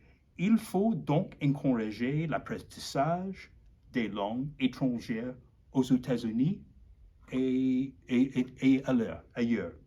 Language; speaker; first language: French; non-native, learner; English